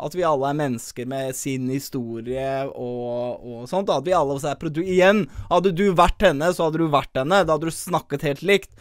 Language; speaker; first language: Norwegian; early bilingual, other home language; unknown